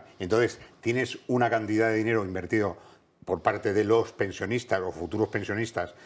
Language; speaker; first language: Spanish; native; Spanish